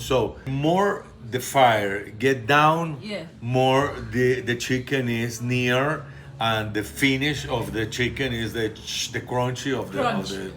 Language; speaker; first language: English; non-native, learner; Italian